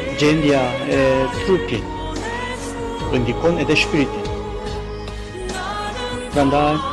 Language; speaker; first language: Albanian; non-native, fluent; Korean